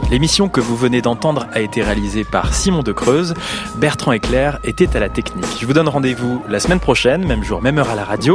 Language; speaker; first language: French; native; French